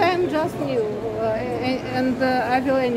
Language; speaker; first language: English; non-native, learner; Russian